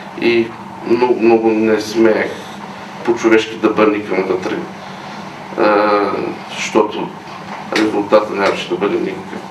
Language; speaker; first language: Bulgarian; native; Bulgarian